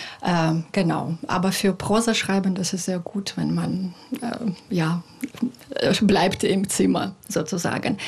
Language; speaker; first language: German; non-native, fluent; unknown